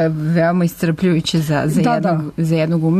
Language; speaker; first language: Serbian; native; Serbian